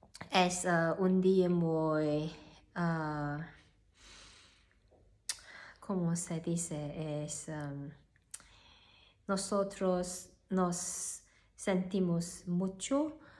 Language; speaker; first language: Spanish; non-native, learner; Cantonese